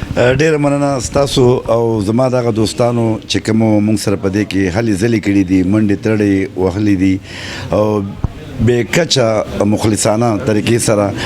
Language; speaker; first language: Pashto; native; Pashto